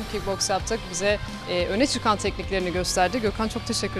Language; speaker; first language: Turkish; native; Turkish